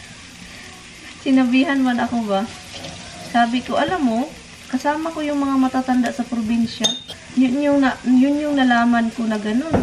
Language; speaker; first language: Filipino; native; Filipino